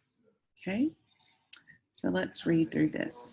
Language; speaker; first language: English; native; English